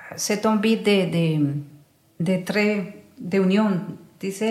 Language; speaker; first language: French; non-native, fluent; Spanish